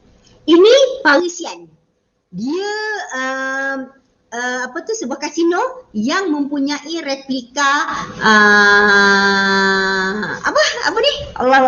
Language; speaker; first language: Malay; native; Malay